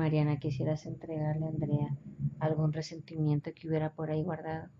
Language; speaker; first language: Spanish; native; Spanish